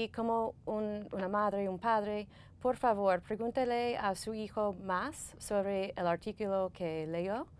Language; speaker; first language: Spanish; non-native, fluent; English